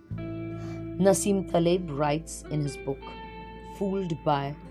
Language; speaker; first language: English; non-native, local second language; Marathi